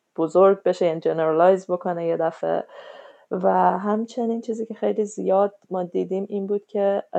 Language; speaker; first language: Persian; native; Persian